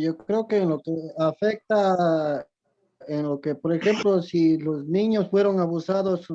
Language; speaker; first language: Spanish; native; Spanish